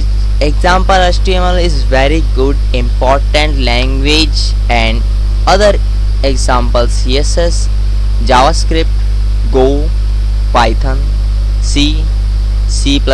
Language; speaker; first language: English; non-native, learner; Hindi